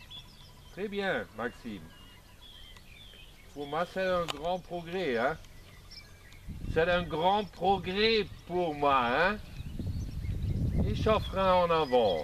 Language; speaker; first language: French; non-native, learner; German